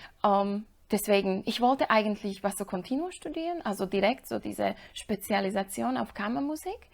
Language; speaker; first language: German; non-native, fluent; Slovak